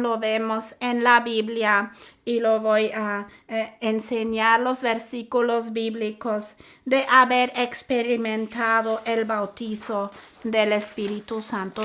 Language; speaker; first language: Spanish; non-native, fluent; German